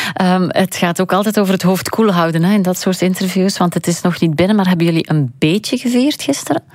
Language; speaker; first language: Dutch; native; Dutch